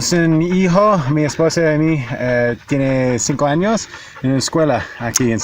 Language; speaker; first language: Spanish; non-native, learner; English